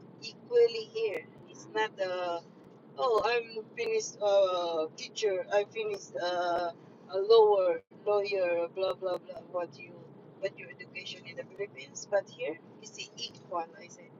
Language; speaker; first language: English; non-native, local second language; Filipino